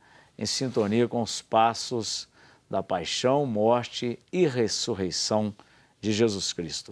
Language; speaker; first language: Portuguese; native; Portuguese